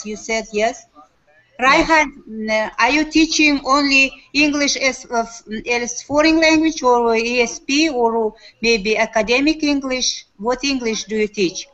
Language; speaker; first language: English; non-native, fluent; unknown